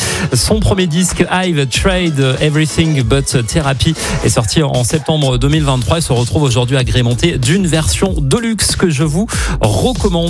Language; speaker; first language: French; native; French